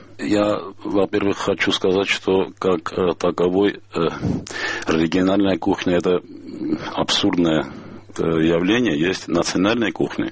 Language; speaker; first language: Russian; non-native, local second language; Armenian